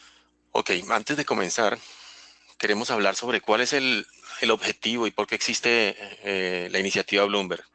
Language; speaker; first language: Spanish; native; Spanish